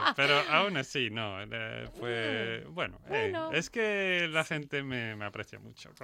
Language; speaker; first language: Spanish; non-native, fluent; French